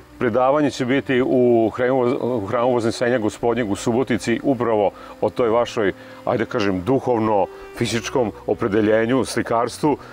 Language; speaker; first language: Serbian; native; Serbian